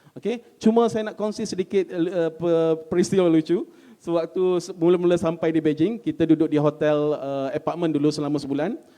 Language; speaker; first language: Malay; native; Malay